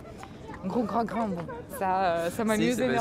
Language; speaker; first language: French; non-native, fluent; Russian